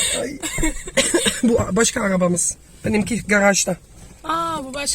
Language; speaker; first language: Turkish; non-native, fluent; Dutch